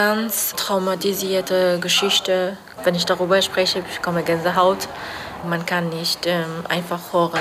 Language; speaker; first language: German; non-native, learner; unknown